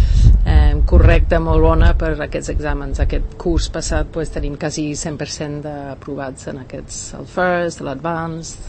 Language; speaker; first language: Catalan; non-native, fluent; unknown